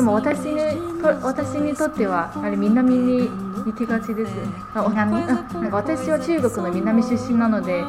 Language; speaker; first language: Japanese; non-native, fluent; Chinese